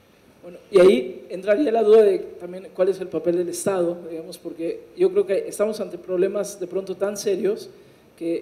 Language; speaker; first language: Spanish; native; Spanish